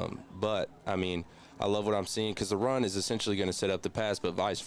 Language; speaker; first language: English; native; English